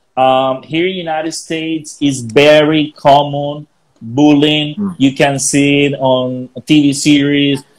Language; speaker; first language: English; non-native, fluent; Spanish